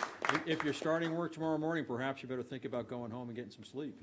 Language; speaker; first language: English; native; English